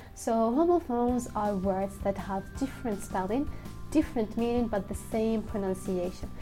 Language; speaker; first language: English; non-native, fluent; Arabic